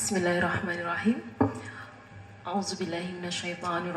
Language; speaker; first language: Indonesian; native; Indonesian